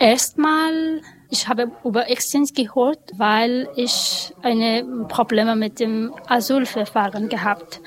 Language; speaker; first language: German; non-native, learner; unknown